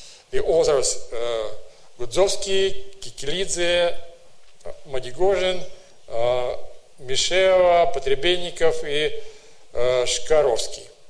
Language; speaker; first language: Russian; native; Russian